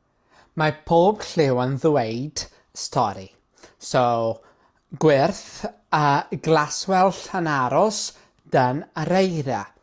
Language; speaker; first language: Welsh; non-native, learner; English